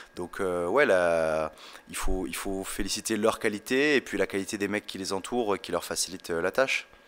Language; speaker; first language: French; native; French